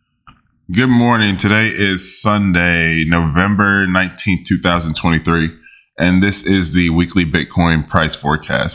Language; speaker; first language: English; native; English